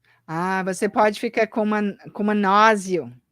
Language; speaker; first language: Portuguese; early bilingual, heritage; English